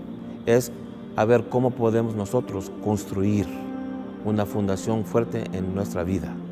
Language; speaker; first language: Spanish; early bilingual, heritage; English